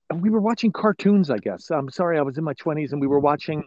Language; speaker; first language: English; native; English